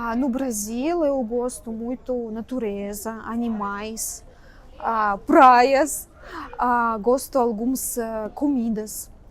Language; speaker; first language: Portuguese; non-native, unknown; Russian